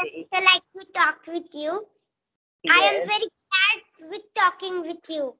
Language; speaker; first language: English; non-native, local second language; Marathi